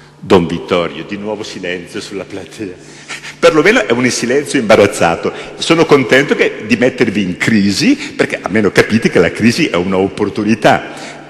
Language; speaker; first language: Italian; native; Italian